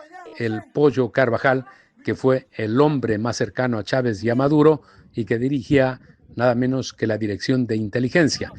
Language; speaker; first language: Spanish; native; Spanish